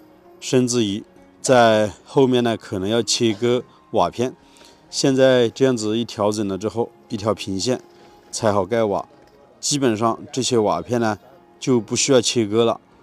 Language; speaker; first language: Chinese; native; Chinese